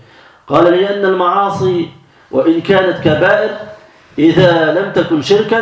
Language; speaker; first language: Arabic; non-native, fluent; French